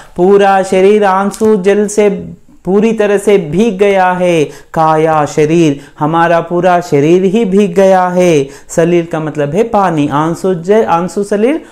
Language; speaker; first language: Hindi; non-native, local second language; Kannada